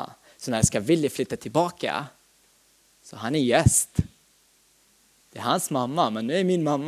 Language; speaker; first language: Swedish; non-native, fluent; Arabic